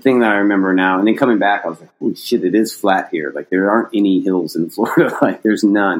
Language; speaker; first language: English; native; English